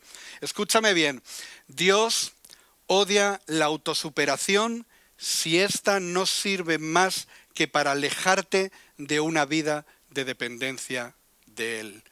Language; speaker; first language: Spanish; native; Spanish